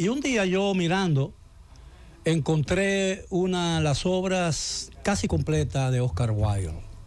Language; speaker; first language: Spanish; native; Spanish